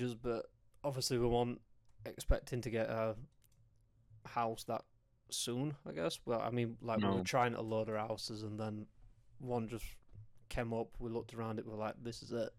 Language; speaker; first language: English; native; English